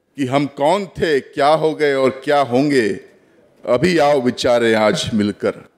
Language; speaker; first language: Hindi; native; Hindi